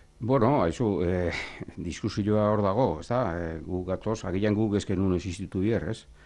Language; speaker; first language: Basque; native; Basque